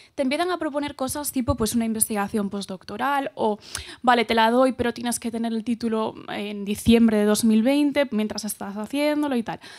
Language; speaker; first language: Spanish; native; Spanish